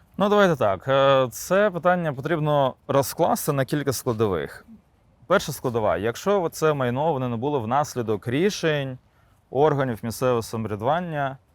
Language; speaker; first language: Ukrainian; non-native, local second language; Crimean Tatar